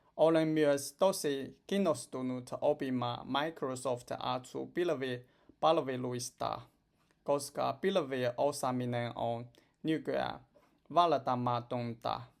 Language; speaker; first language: Finnish; non-native, learner; Chinese